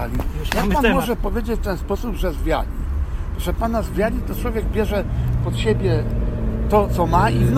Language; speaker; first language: Polish; native; Polish